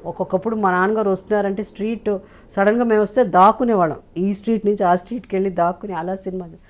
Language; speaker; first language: Telugu; native; Telugu